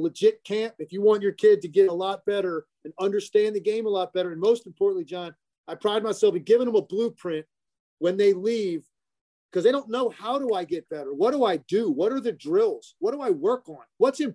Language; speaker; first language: English; native; English